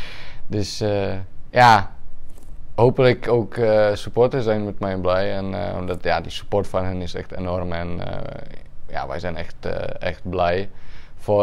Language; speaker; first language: Dutch; non-native, fluent; Czech